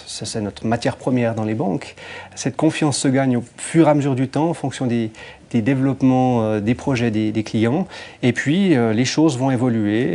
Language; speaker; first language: French; native; French